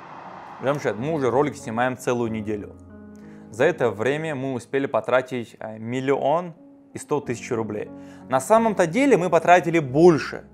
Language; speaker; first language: Russian; native; Russian